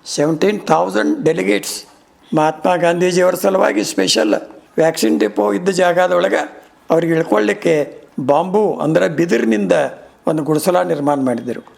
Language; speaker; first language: Kannada; native; Kannada